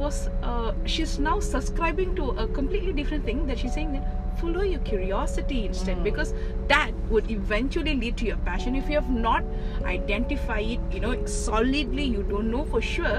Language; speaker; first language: English; non-native, local second language; Tamil